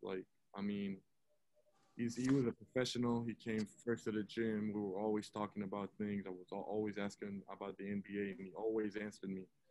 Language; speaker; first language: English; non-native, fluent; Hebrew